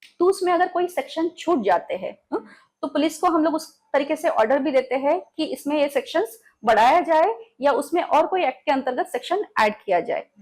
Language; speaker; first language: Hindi; non-native, local second language; Marathi